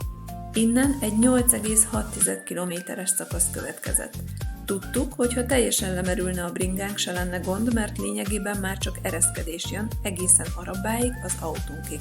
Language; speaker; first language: Hungarian; native; Hungarian